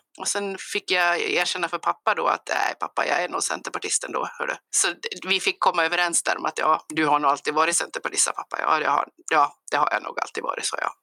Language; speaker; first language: Swedish; native; Swedish